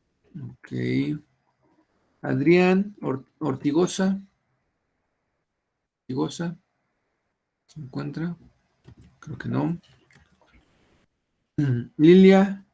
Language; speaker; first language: Spanish; native; Spanish